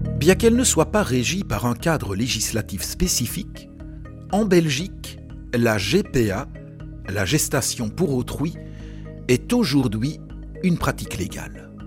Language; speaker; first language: French; native; French